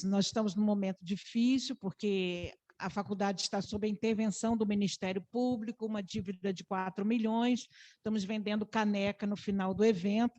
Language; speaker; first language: Portuguese; native; Portuguese